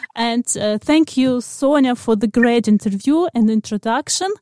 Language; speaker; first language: English; non-native, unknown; Ukrainian